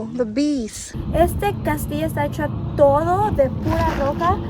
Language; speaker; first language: Spanish; early bilingual, other home language; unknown